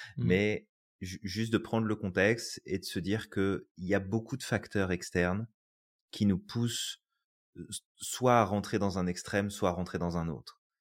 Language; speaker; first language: French; native; French